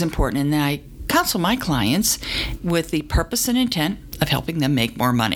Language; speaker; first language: English; native; English